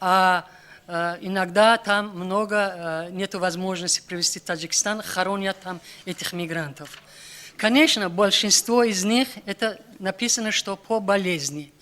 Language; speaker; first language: Russian; non-native, local second language; Tajik